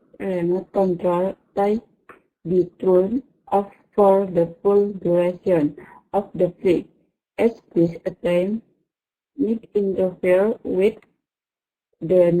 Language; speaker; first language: English; non-native, learner; Indonesian